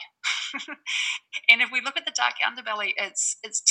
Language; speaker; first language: English; native; English